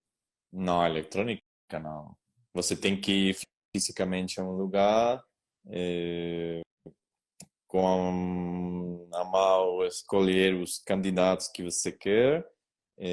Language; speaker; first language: Portuguese; non-native, learner; Spanish